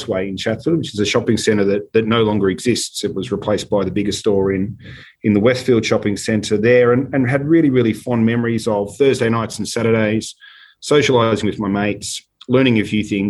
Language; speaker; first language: English; native; English